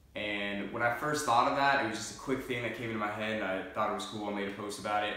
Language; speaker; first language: English; native; English